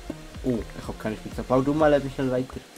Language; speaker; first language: German; native; German